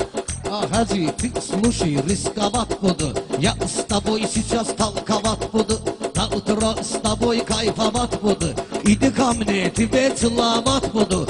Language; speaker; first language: Russian; non-native, learner; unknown